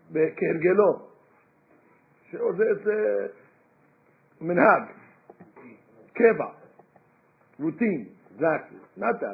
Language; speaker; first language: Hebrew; non-native, fluent; English